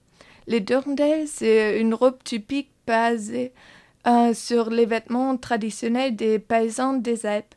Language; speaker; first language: French; non-native, fluent; German